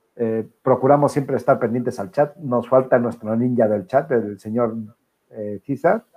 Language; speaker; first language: Spanish; native; Spanish